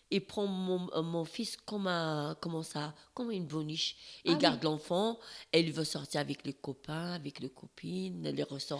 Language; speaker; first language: French; non-native, learner; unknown